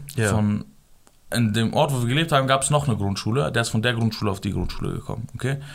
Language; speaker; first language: German; early bilingual, other home language; Persian